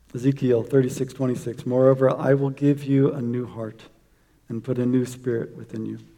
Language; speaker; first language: English; native; English